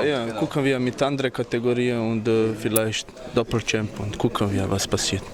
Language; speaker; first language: German; non-native, learner; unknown